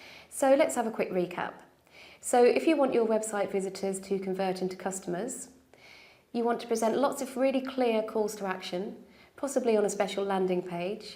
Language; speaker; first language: English; native; English